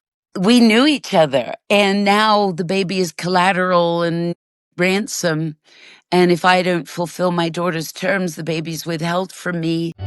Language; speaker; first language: English; native; English